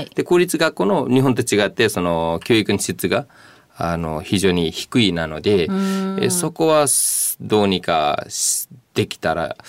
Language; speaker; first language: Japanese; non-native, fluent; Nepali